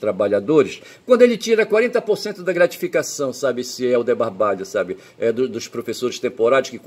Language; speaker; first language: Portuguese; native; Portuguese